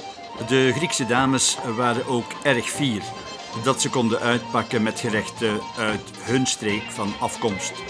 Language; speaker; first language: Dutch; native; Dutch